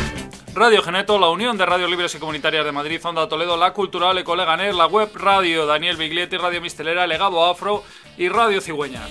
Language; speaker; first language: Spanish; native; Spanish